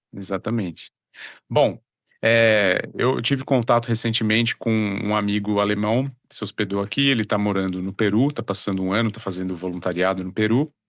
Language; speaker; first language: Portuguese; native; Portuguese